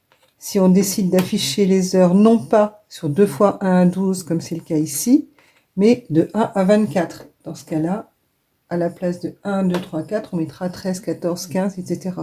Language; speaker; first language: French; native; French